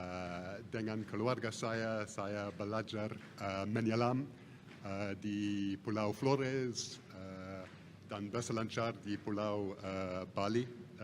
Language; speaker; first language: Indonesian; non-native, fluent; English